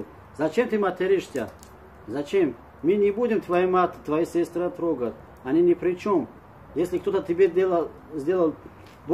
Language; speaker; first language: Russian; non-native, learner; Tajik